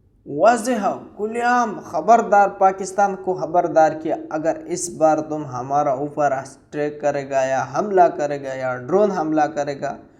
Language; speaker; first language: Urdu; non-native, local second language; Pashto